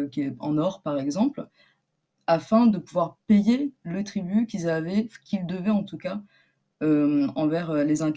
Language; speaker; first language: French; native; French